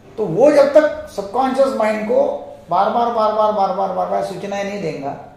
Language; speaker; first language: Hindi; non-native, local second language; Marathi